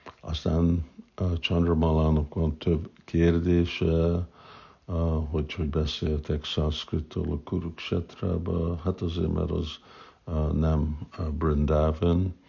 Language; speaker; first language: Hungarian; non-native, fluent; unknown